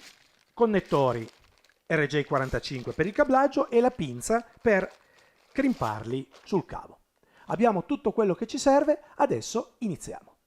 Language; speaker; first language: Italian; native; Italian